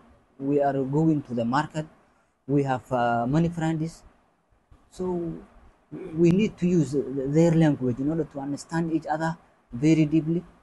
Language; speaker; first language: English; non-native, fluent; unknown